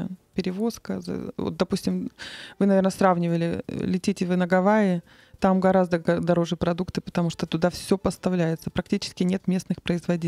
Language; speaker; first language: Russian; native; Russian